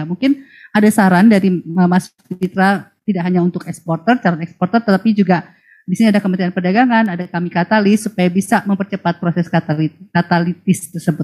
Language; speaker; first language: Indonesian; native; Indonesian